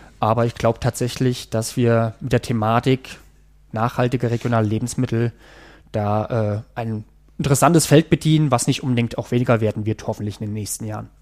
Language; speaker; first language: German; native; German